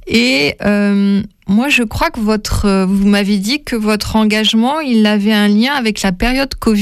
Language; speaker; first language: French; native; French